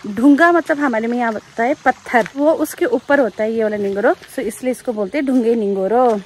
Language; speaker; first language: Hindi; non-native, local second language; Nepali